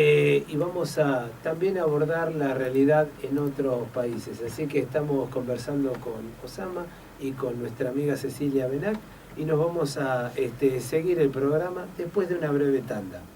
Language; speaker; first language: Spanish; native; Spanish